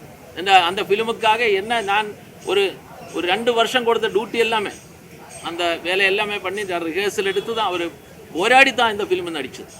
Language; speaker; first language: Tamil; non-native, learner; Malayalam